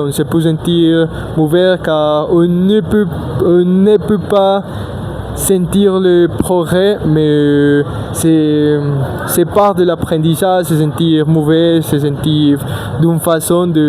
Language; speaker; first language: French; non-native, learner; Spanish